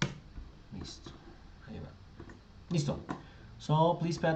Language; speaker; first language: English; non-native, fluent; Spanish